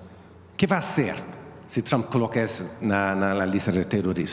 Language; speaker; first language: Spanish; non-native, learner; Swedish